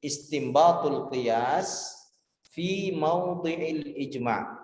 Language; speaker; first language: Arabic; non-native, fluent; Indonesian